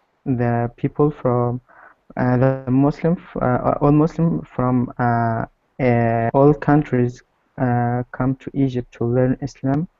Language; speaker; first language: English; non-native, learner; Arabic